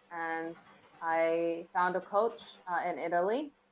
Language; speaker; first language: English; early bilingual, other home language; Thai